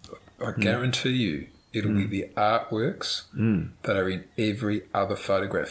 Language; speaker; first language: English; native; English